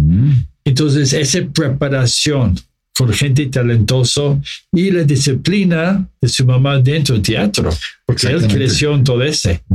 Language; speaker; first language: Spanish; non-native, fluent; English